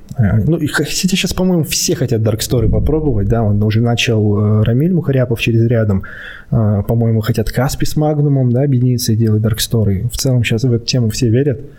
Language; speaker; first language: Russian; native; Russian